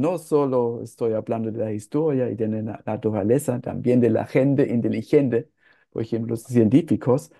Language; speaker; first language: Spanish; non-native, fluent; German